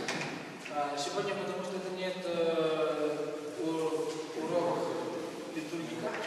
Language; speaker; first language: Russian; non-native, learner; Greek